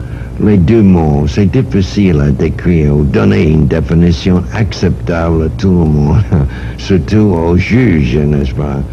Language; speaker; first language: French; non-native, fluent; English